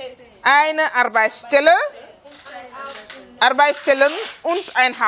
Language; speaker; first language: German; non-native, fluent; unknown